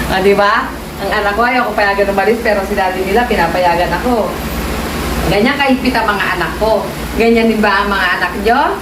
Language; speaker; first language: Filipino; native; Filipino